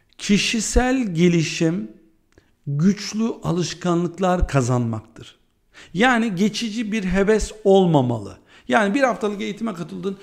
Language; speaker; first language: Turkish; early bilingual, heritage; Turkish